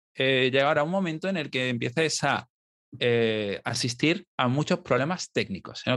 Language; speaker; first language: Spanish; native; Spanish